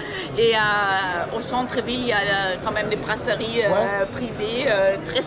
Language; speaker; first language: French; non-native, fluent; German